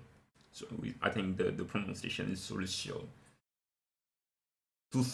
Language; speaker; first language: English; non-native, fluent; French